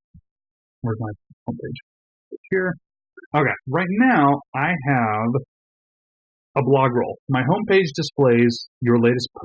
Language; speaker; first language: English; native; English